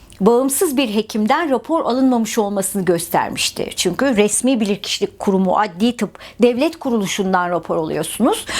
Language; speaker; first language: Turkish; native; Turkish